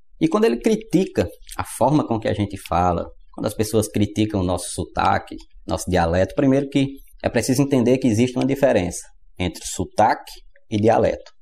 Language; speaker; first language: Portuguese; native; Portuguese